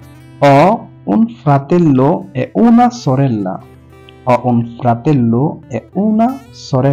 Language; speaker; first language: Italian; non-native, fluent; Bangla